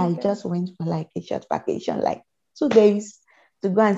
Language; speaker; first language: English; non-native, local second language; Yoruba